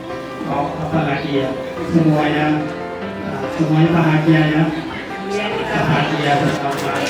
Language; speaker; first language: Indonesian; non-native, learner; Thai